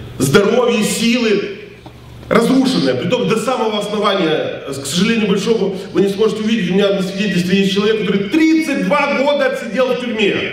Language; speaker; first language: Russian; native; Russian